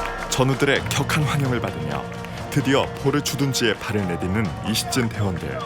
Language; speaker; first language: Korean; native; Korean